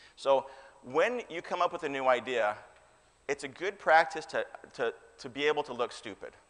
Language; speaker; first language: English; native; English